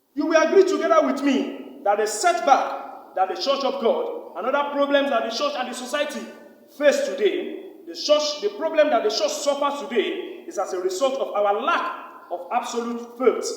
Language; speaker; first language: English; non-native, local second language; Yoruba